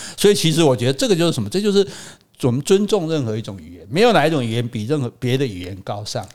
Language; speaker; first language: Chinese; native; Chinese